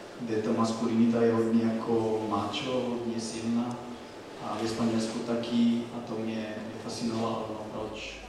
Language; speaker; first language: Czech; non-native, learner; Italian